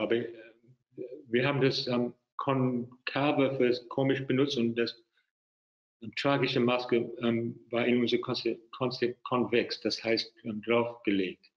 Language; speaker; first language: German; non-native, fluent; English